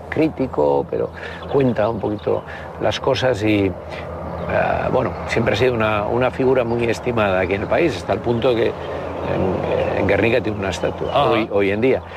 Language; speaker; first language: Spanish; native; Spanish